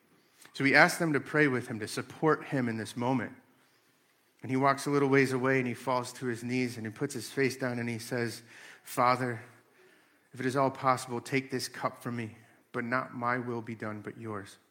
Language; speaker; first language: English; native; English